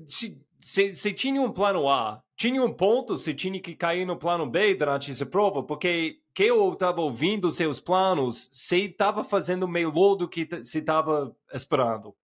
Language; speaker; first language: Portuguese; non-native, fluent; English